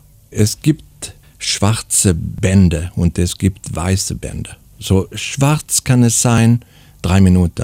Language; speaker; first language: German; non-native, fluent; Swedish